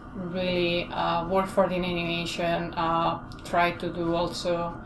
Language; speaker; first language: English; non-native, fluent; Spanish